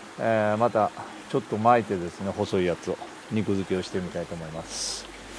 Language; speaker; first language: Japanese; native; Japanese